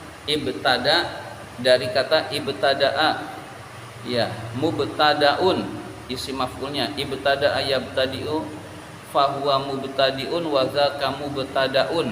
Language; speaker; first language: Arabic; non-native, fluent; Indonesian